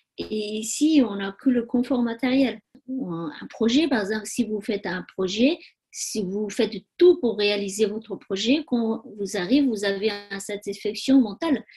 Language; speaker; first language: French; non-native, learner; Tibetan